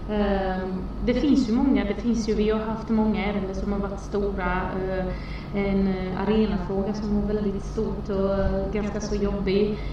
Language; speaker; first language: Swedish; non-native, fluent; Romanian